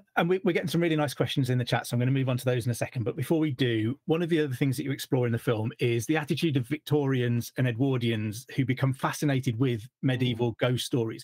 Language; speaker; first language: English; native; English